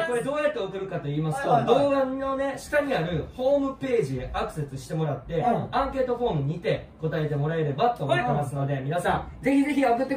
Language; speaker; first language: Japanese; native; Japanese